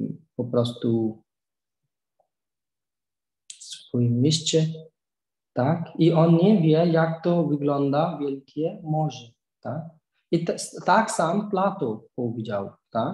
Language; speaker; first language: Polish; non-native, learner; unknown